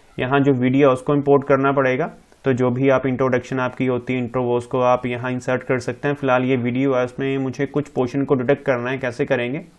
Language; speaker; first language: Hindi; non-native, local second language; Punjabi